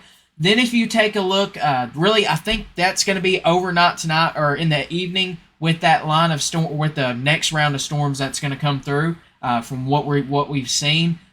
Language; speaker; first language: English; native; English